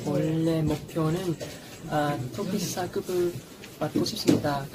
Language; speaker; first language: Korean; non-native, learner; Vietnamese